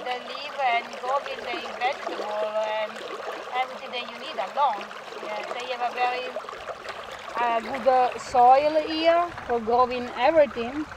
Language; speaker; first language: English; non-native, learner; Italian